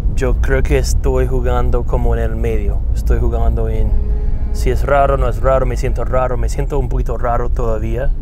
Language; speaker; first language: Spanish; non-native, fluent; English